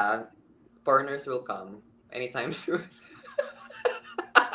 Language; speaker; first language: English; non-native, local second language; Filipino